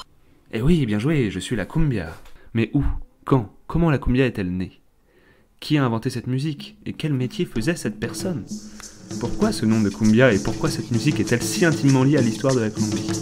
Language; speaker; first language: French; native; French